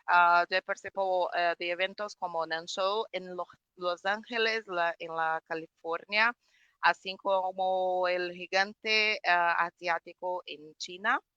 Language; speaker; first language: Spanish; non-native, fluent; Portuguese